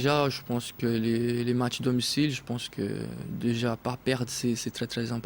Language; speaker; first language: French; non-native, fluent; Portuguese